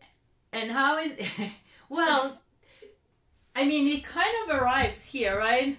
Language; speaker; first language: English; non-native, fluent; Finnish